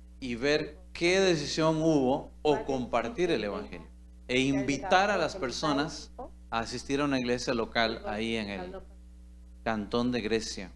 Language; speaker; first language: Spanish; native; Spanish